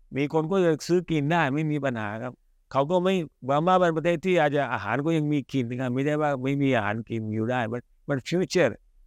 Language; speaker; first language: Thai; early bilingual, other home language; Hindi